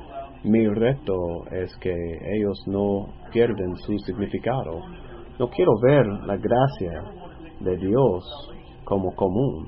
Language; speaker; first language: Spanish; non-native, fluent; English